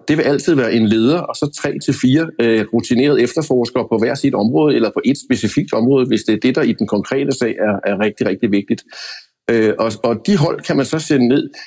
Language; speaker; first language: Danish; native; Danish